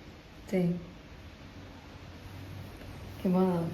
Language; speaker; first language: Spanish; non-native, learner; English